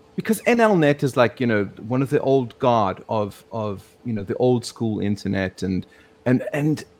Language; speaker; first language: English; native; English